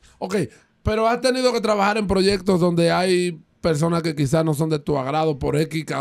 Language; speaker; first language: Spanish; native; Spanish